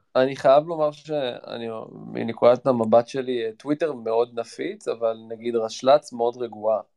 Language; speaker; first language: Hebrew; native; Hebrew